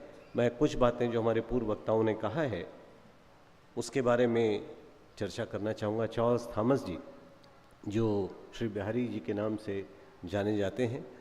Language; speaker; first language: Hindi; native; Hindi